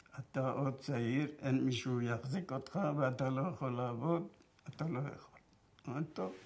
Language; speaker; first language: Hebrew; non-native, fluent; Persian